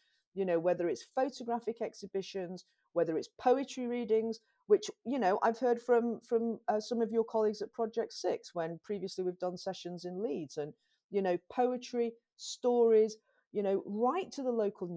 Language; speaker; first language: English; native; English